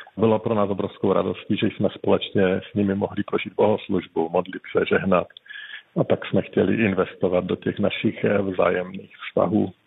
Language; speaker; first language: Czech; native; Czech